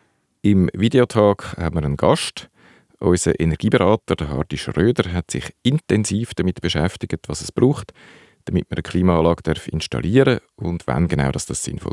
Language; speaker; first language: German; native; German